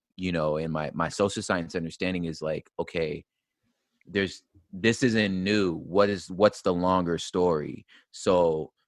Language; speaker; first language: English; native; English